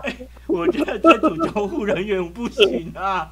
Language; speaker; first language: Chinese; native; Chinese